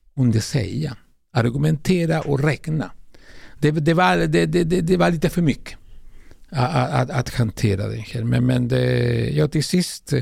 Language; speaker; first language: Swedish; non-native, fluent; Spanish